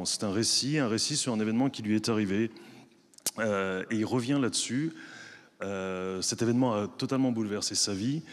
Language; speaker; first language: French; native; French